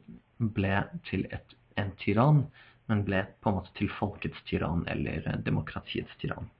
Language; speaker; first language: Norwegian; non-native, fluent; English